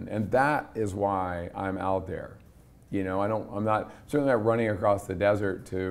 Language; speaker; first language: English; native; English